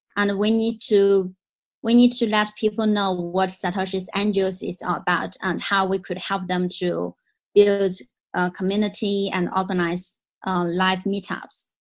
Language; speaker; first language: English; non-native, fluent; Chinese